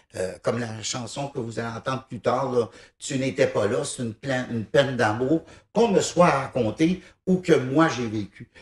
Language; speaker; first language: French; native; French